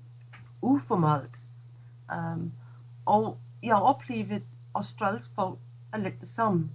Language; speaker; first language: Danish; non-native, fluent; English